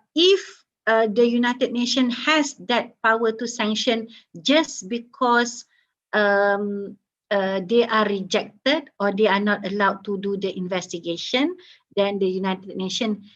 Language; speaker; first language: English; non-native, local second language; Malay